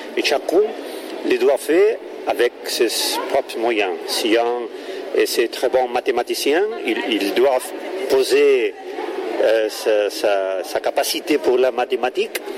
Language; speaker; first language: French; non-native, learner; Catalan